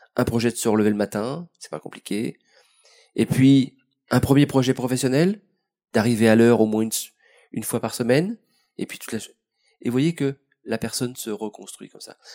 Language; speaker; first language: French; native; French